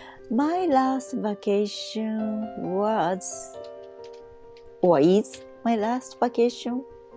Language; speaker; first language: English; non-native, learner; Japanese